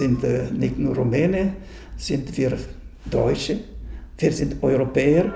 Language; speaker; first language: German; non-native, fluent; Romanian